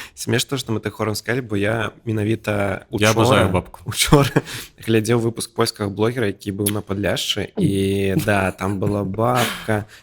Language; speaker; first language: Belarusian; non-native, local second language; Russian